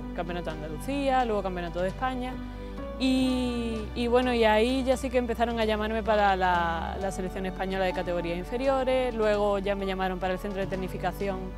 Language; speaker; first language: Spanish; native; Spanish